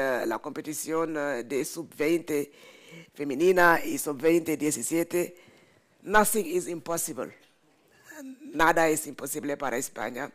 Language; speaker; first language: Spanish; non-native, fluent; French